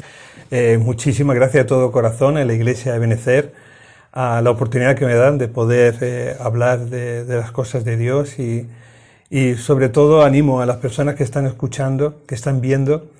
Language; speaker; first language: Spanish; native; Spanish